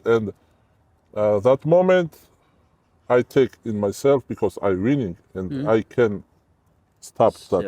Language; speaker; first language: English; non-native, learner; Georgian